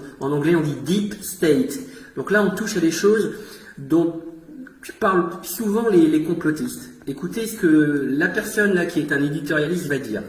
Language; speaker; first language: French; native; French